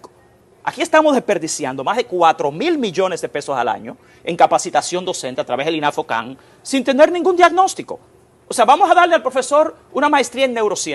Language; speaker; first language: Spanish; native; Spanish